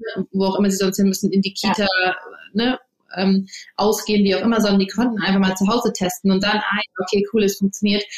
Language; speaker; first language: German; early bilingual, other home language; English